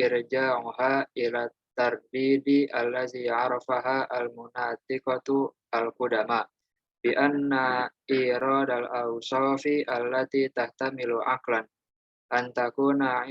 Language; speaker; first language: Arabic; non-native, learner; Indonesian